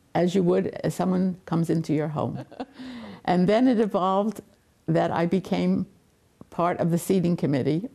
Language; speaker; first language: English; native; English